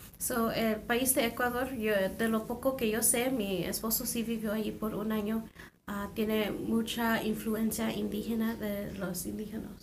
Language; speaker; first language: Spanish; non-native, fluent; English